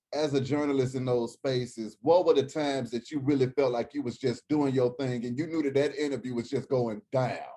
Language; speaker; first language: English; native; English